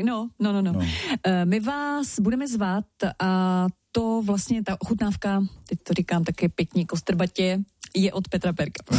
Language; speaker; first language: Czech; native; Czech